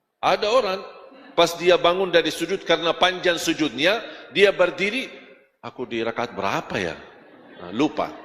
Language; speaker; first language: Malay; non-native, fluent; Arabic